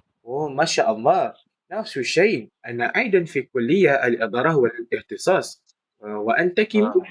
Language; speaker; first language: Arabic; non-native, learner; Malay